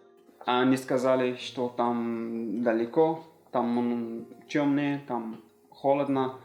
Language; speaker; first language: Russian; non-native, learner; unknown